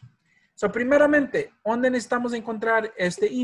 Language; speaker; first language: Spanish; early bilingual, heritage; Spanish